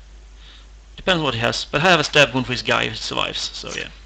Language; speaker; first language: English; non-native, fluent; Swedish